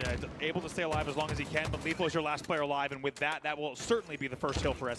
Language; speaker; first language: English; native; English